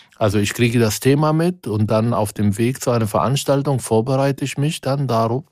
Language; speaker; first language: German; non-native, fluent; Arabic